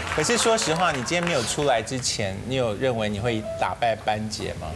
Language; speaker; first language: Chinese; native; Chinese